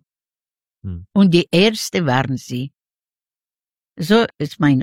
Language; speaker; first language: German; non-native, learner; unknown